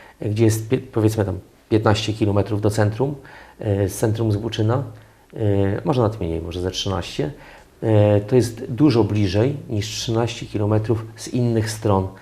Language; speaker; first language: Polish; native; Polish